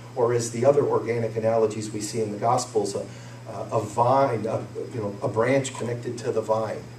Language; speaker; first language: English; native; English